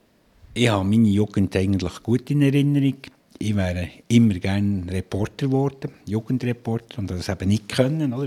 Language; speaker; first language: German; native; German